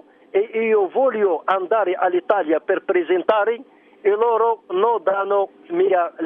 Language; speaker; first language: Italian; non-native, learner; Arabic